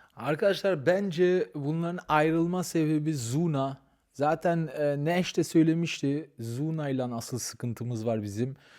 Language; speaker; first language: Turkish; early bilingual, heritage; Turkish